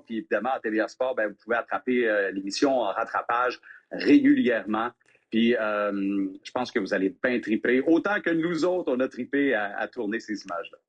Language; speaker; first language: French; native; French